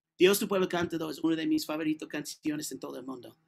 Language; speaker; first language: Spanish; non-native, learner; English